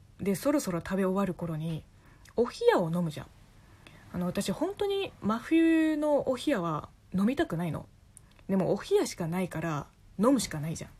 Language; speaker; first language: Japanese; non-native, fluent; Chinese